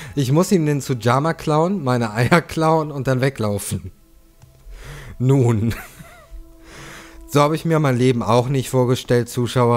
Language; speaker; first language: German; native; German